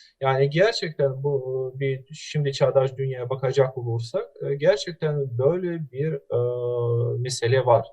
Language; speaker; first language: Turkish; non-native, fluent; Russian